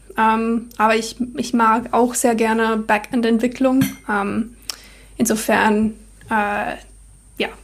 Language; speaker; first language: German; non-native, fluent; English